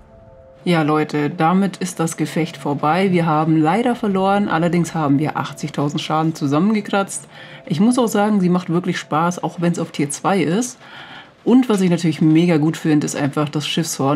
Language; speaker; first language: German; native; German